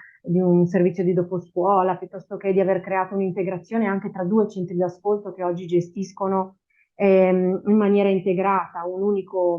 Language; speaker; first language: Italian; native; Italian